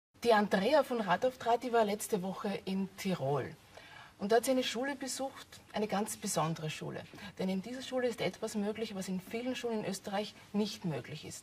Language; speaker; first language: German; native; German